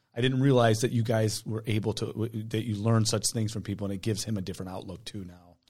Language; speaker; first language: English; native; English